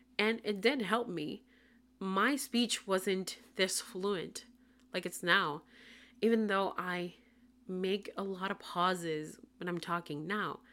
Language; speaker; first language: English; non-native, local second language; Spanish